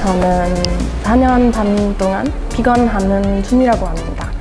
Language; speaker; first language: Korean; non-native, fluent; German